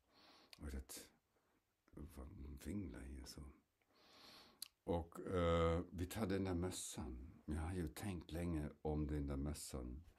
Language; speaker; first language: Swedish; non-native, fluent; German